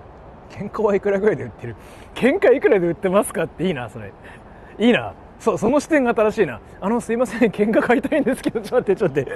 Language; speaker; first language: Japanese; native; Japanese